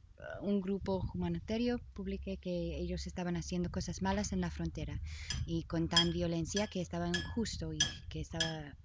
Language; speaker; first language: Spanish; non-native, learner; English